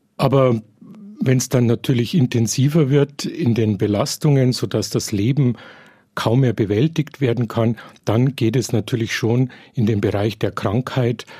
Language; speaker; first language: German; native; German